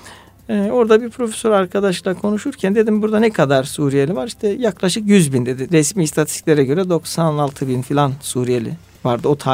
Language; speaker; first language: Turkish; native; Turkish